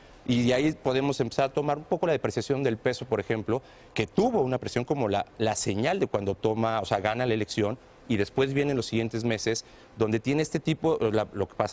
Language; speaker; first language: Spanish; native; Spanish